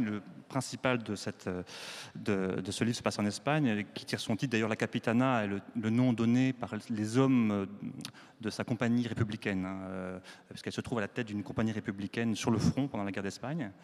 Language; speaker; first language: French; native; French